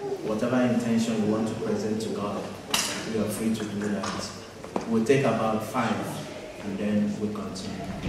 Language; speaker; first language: English; non-native, local second language; Igbo